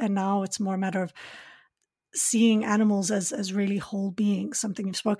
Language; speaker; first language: English; native; English